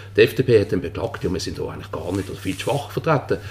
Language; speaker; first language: German; native; German